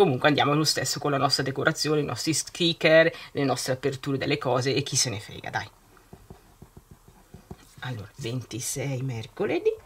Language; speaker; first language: Italian; native; Italian